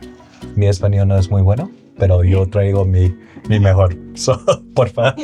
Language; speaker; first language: Spanish; non-native, learner; English